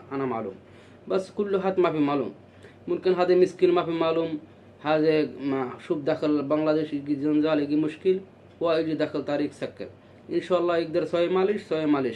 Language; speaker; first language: Arabic; non-native, learner; Bangla